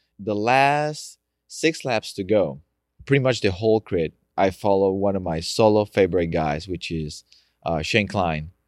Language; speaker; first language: English; non-native, fluent; Spanish